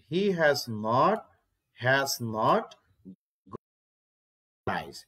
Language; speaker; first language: English; non-native, local second language; Bangla